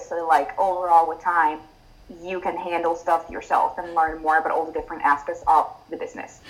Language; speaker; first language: English; non-native, fluent; Italian